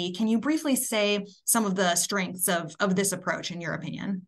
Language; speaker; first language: English; native; English